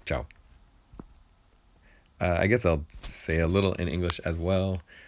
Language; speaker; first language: English; native; English